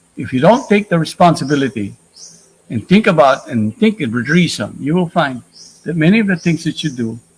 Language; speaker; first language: English; non-native, local second language; Filipino